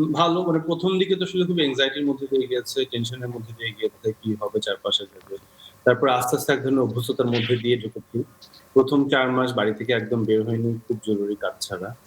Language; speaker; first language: Bangla; native; Bangla